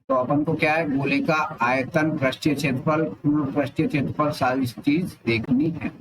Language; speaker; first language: Hindi; native; Hindi